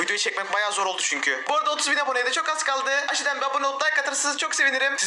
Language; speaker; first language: Turkish; native; Turkish